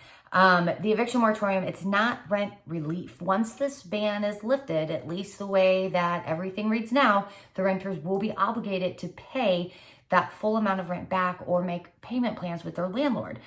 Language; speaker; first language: English; native; English